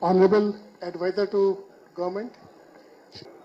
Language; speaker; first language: English; non-native, local second language; Telugu